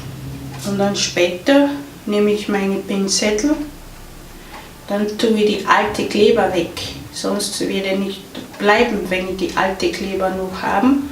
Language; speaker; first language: German; non-native, fluent; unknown